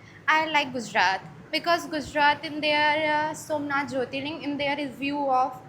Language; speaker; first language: English; non-native, learner; Hindi